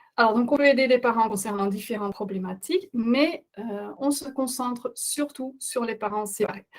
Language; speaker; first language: French; non-native, fluent; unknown